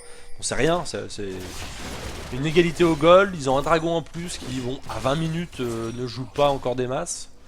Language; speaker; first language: French; native; French